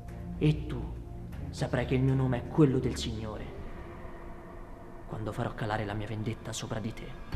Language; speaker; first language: Italian; native; Italian